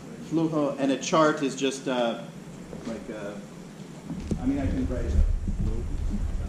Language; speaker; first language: English; native; English